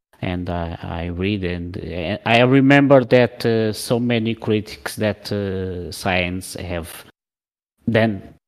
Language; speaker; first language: English; non-native, learner; Portuguese